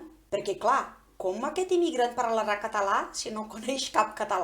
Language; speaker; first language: Catalan; non-native, fluent; Portuguese